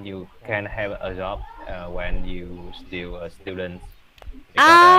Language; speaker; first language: English; non-native, learner; Vietnamese